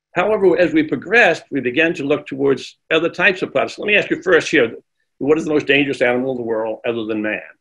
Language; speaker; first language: English; native; English